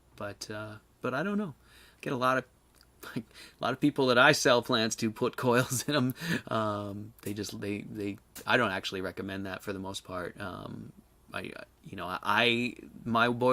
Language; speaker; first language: English; native; English